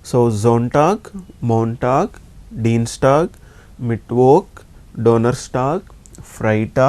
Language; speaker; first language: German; non-native, learner; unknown